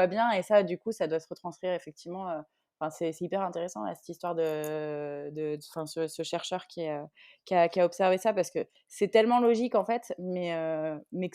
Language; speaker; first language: French; native; French